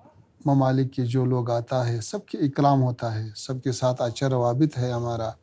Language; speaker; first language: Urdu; non-native, fluent; Pashto